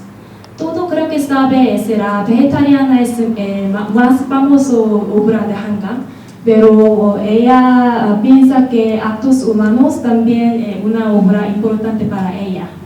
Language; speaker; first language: Spanish; non-native, learner; Korean